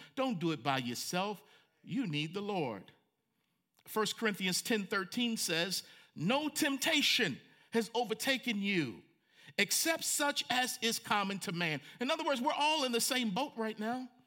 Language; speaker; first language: English; native; English